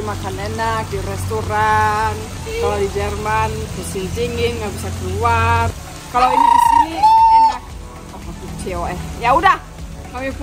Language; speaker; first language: Indonesian; non-native, fluent; German